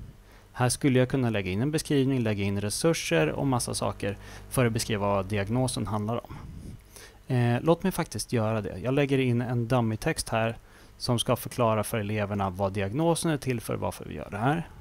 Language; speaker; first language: Swedish; native; Swedish